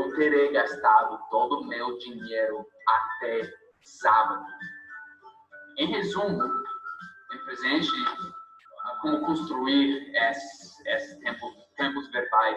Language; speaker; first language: Portuguese; non-native, fluent; English